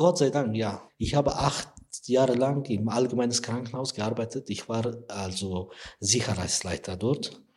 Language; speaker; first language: German; non-native, learner; Persian